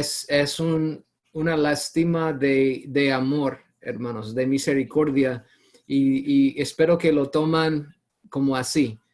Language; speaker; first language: Spanish; non-native, fluent; English